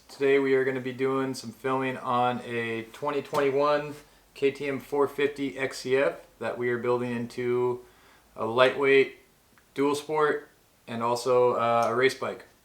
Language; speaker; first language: English; native; English